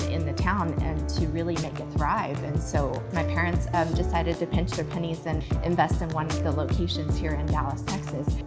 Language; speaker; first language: English; early bilingual, other home language; Chinese